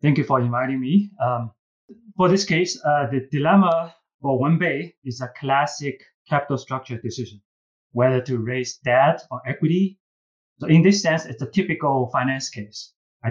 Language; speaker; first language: English; non-native, fluent; Chinese